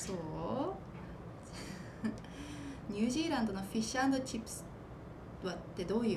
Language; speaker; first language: Japanese; non-native, fluent; English